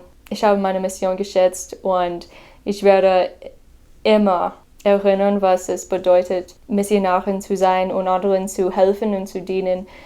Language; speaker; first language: German; non-native, fluent; English